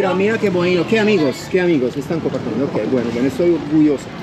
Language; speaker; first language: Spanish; non-native, learner; Italian